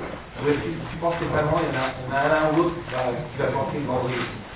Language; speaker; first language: French; native; French